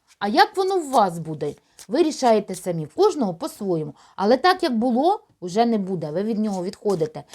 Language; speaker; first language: Ukrainian; non-native, local second language; Russian